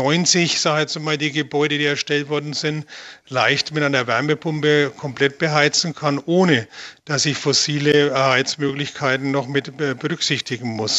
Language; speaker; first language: German; native; German